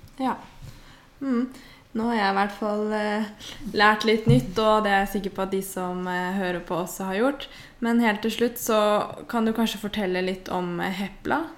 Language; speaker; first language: Norwegian; native; Norwegian